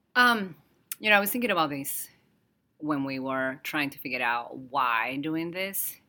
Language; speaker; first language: English; non-native, fluent; Spanish